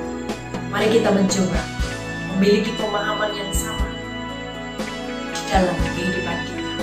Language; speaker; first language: Indonesian; native; Indonesian